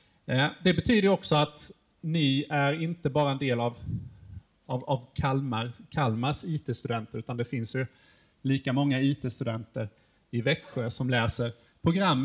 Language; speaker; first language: Swedish; native; Swedish